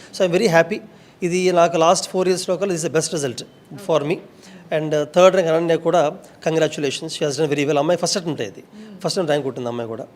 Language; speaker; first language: Telugu; native; Telugu